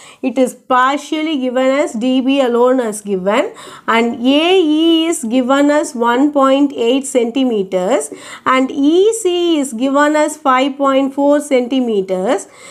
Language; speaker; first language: English; non-native, local second language; Tamil